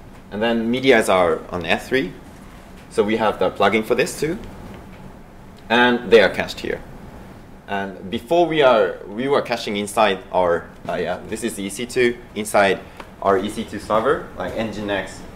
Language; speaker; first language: English; non-native, fluent; Japanese